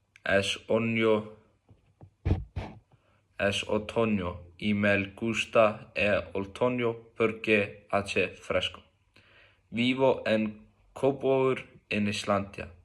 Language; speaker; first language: Spanish; non-native, learner; Icelandic